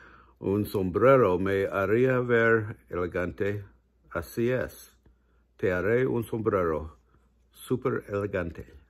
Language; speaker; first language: Spanish; non-native, learner; English